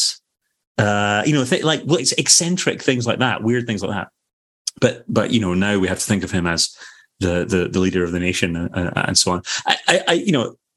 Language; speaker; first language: English; native; English